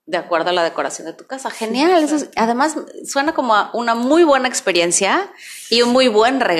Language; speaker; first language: Spanish; native; Spanish